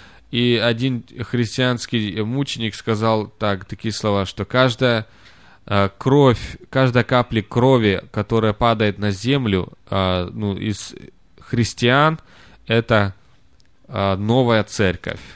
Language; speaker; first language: Russian; native; Russian